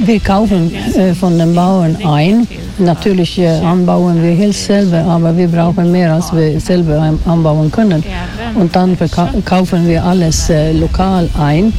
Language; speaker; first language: German; non-native, fluent; Swedish